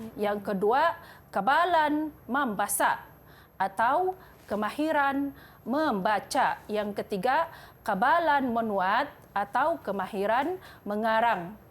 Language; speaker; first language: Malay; non-native, local second language; Central Dusun